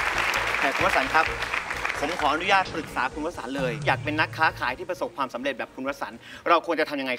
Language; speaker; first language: Thai; native; Thai